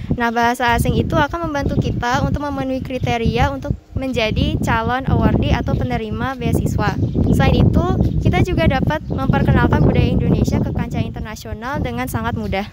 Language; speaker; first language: Indonesian; native; Indonesian